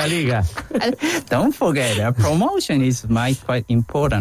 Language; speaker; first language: English; non-native, learner; Japanese